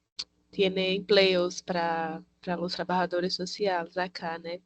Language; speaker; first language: Spanish; non-native, learner; Portuguese